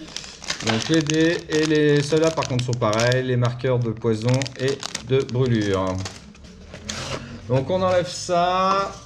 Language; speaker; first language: French; native; French